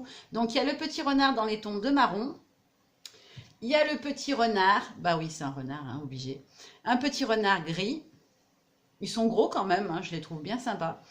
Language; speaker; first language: French; native; French